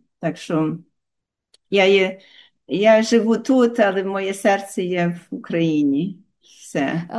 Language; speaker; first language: Ukrainian; early bilingual, heritage; Ukrainian